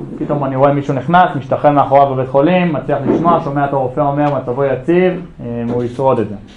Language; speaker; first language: Hebrew; early bilingual, other home language; English